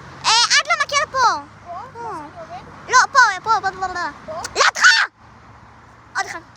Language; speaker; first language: Hebrew; native; Hebrew